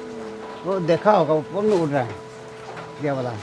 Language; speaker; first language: Hindi; non-native, local second language; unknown